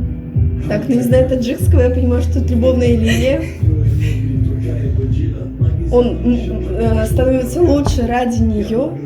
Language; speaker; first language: Russian; native; Russian